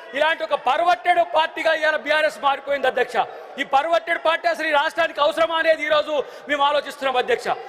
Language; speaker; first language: Telugu; native; Telugu